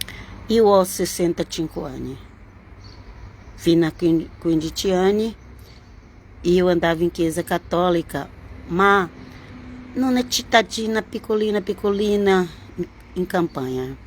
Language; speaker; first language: Italian; non-native, learner; Portuguese